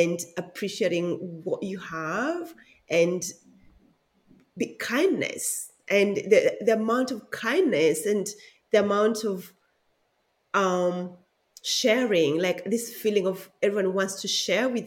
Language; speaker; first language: English; non-native, local second language; Luo (Kenya and Tanzania)